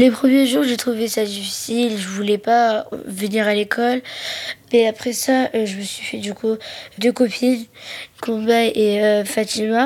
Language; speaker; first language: French; early bilingual, other home language; Arabic